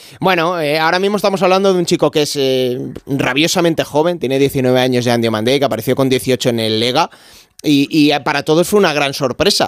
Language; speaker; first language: Spanish; native; Spanish